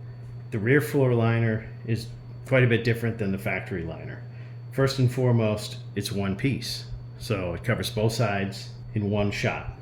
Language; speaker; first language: English; native; English